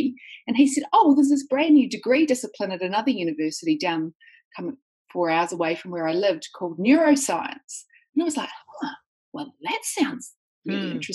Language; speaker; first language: English; native; English